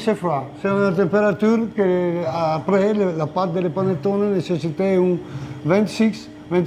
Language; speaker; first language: French; non-native, learner; Italian